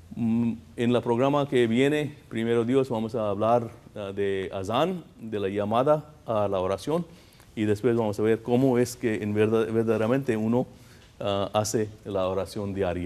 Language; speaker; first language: Spanish; non-native, fluent; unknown